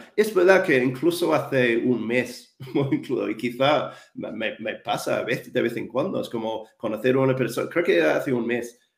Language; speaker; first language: Spanish; non-native, fluent; English